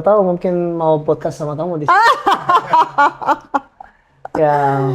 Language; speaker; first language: Indonesian; non-native, fluent; Arabic